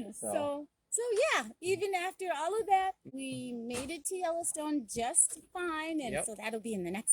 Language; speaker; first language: English; native; English